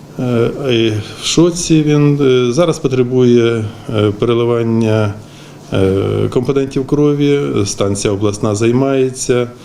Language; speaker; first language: Ukrainian; native; Ukrainian